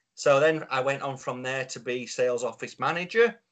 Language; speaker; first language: English; native; English